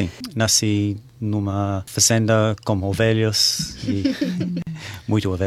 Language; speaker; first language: Portuguese; non-native, learner; English